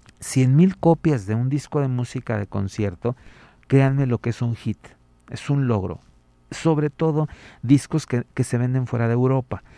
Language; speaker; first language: Spanish; native; Spanish